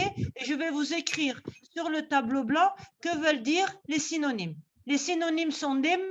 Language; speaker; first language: French; non-native, local second language; Arabic